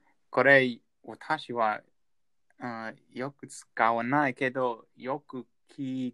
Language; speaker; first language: Japanese; non-native, learner; English